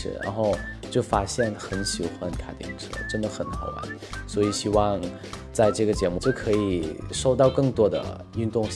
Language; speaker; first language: Chinese; non-native, fluent; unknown